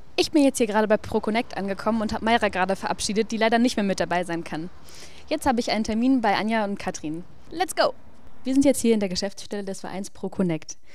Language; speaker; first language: German; native; German